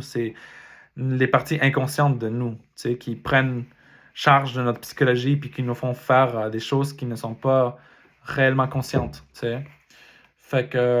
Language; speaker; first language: French; native; French